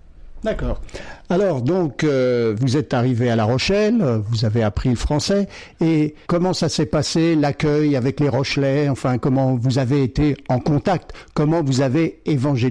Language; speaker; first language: French; native; French